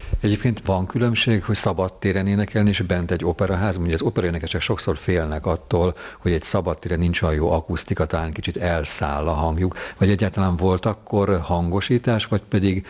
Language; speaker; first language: Hungarian; native; Hungarian